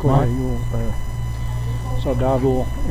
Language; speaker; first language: Portuguese; non-native, learner; English